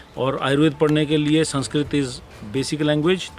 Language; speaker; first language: Hindi; native; Hindi